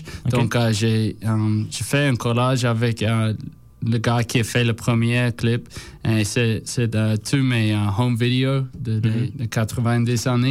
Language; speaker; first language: French; non-native, learner; English